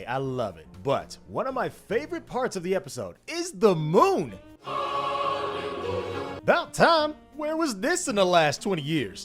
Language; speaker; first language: English; native; English